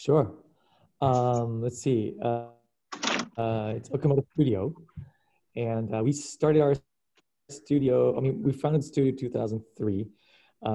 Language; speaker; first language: English; early bilingual, other home language; Japanese